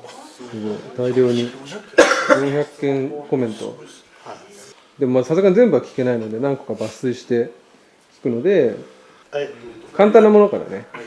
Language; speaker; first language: Japanese; native; Japanese